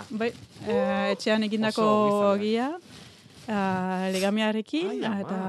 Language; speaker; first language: Basque; non-native, learner; German